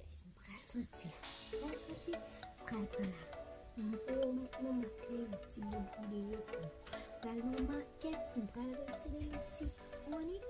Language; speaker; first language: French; non-native, learner; Haitian Creole